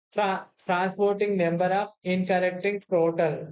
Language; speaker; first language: English; non-native, local second language; Telugu